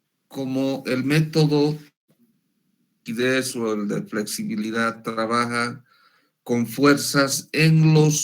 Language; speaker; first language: Spanish; native; Spanish